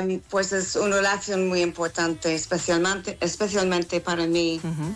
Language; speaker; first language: Spanish; non-native, learner; English